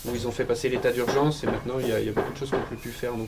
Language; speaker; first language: French; native; French